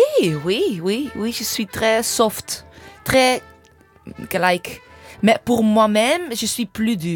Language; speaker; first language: French; non-native, learner; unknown